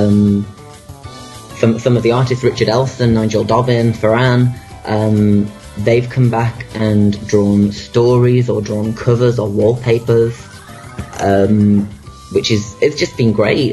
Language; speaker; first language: English; native; English